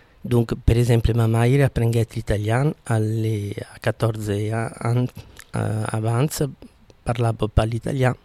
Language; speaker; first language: French; non-native, fluent; Italian